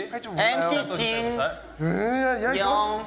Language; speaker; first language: Japanese; non-native, learner; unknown